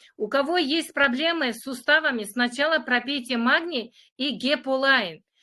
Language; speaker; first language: Russian; non-native, local second language; Kazakh